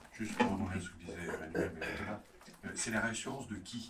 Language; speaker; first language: French; native; French